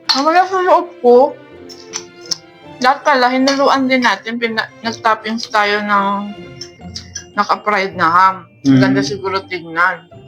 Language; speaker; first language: Filipino; native; Filipino